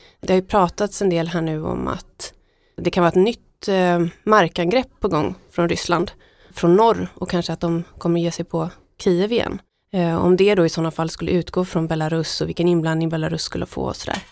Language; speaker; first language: Swedish; native; Swedish